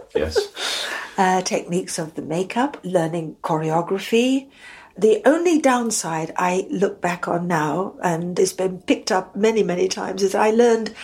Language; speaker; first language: English; native; English